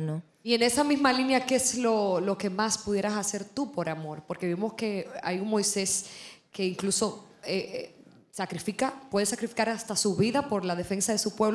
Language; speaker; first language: Spanish; native; Spanish